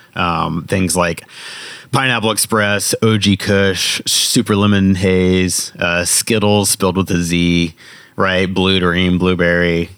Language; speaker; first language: English; native; English